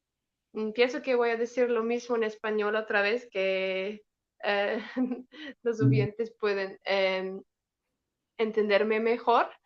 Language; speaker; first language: Spanish; non-native, learner; German